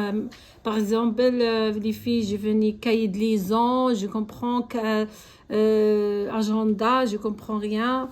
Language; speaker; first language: French; non-native, learner; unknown